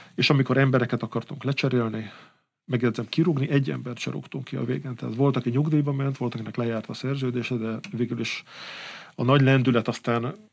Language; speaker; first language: Hungarian; native; Hungarian